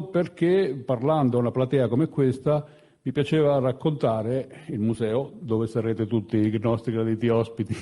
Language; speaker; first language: Italian; native; Italian